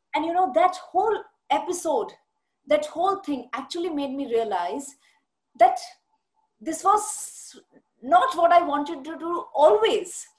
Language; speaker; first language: English; non-native, local second language; Punjabi